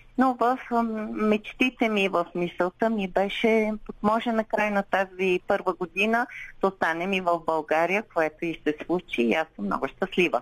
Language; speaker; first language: Bulgarian; non-native, local second language; Turkish